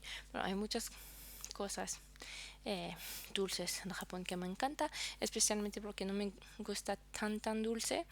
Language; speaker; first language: Spanish; non-native, fluent; French